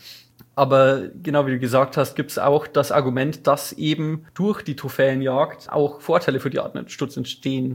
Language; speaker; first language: German; native; German